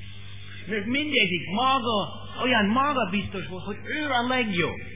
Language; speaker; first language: Hungarian; non-native, learner; English